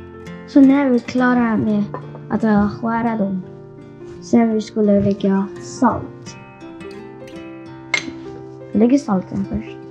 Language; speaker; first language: Swedish; non-native, learner; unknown